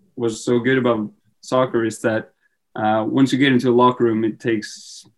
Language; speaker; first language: English; non-native, fluent; Norwegian